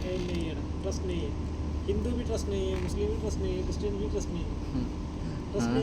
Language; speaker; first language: Hindi; non-native, local second language; Malayalam